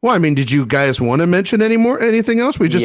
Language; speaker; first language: English; native; English